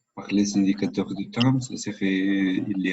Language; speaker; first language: French; non-native, learner; Spanish